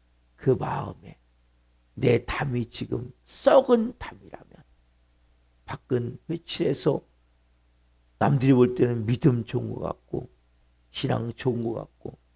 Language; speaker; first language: Korean; native; Korean